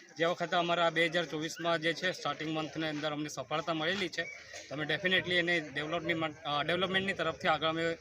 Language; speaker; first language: Gujarati; native; Gujarati